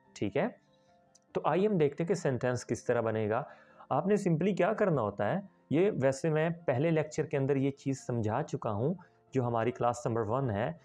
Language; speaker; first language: Urdu; native; Urdu